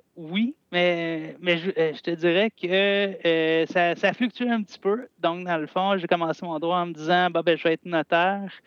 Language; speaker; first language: French; native; French